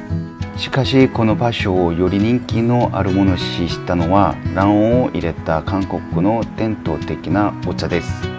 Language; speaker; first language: Japanese; non-native, learner; Korean